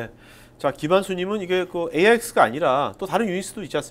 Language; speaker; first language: Korean; native; Korean